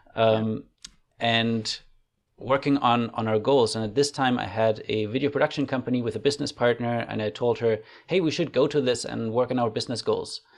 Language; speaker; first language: English; non-native, fluent; German